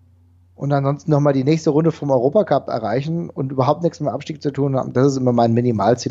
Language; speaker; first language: German; native; German